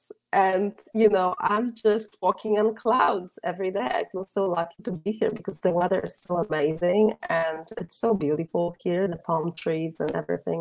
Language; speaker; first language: English; non-native, fluent; Polish